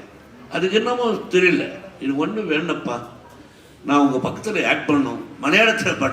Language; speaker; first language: Tamil; non-native, learner; Telugu